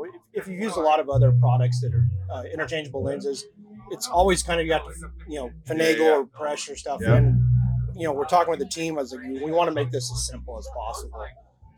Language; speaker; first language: English; native; English